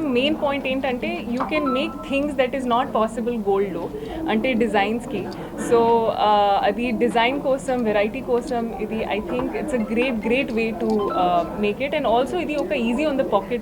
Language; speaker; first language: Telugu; non-native, learner; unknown